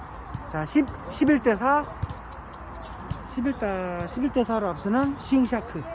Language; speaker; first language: Korean; native; Korean